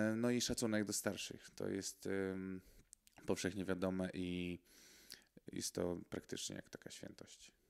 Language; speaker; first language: Polish; early bilingual, other home language; Mongolian